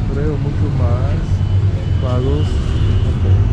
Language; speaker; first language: Spanish; non-native, learner; English